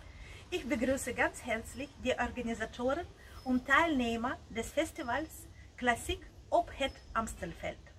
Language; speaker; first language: German; non-native, fluent; Russian